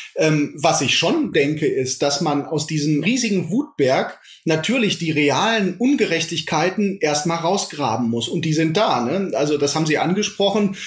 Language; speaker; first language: German; native; German